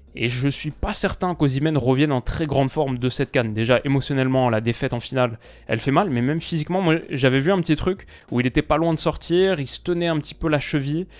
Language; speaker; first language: French; native; French